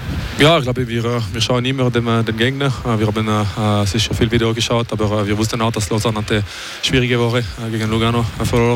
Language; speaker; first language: German; non-native, local second language; French